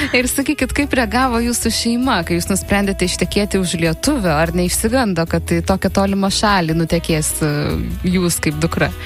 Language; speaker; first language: Lithuanian; native; Lithuanian